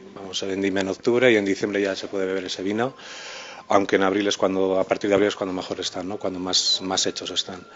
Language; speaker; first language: Spanish; native; Spanish